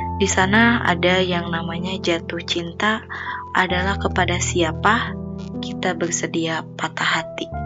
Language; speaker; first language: Indonesian; non-native, local second language; Sundanese